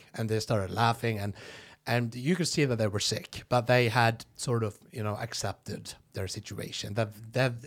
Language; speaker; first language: English; non-native, fluent; Norwegian